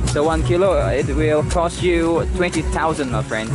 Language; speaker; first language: English; non-native, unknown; Indonesian